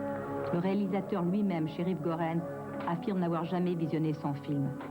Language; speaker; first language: French; native; French